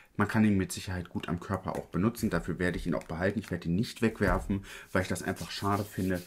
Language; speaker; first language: German; early bilingual, other home language; Italian